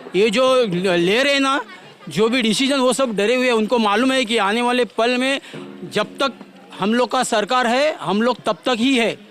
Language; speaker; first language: Hindi; non-native, local second language; Marathi